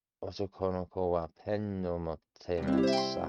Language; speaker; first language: Japanese; non-native, learner; English